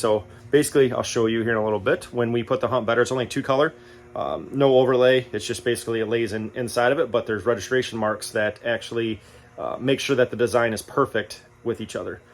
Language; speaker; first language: English; native; English